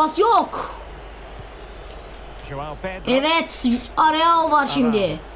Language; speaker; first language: Turkish; non-native, learner; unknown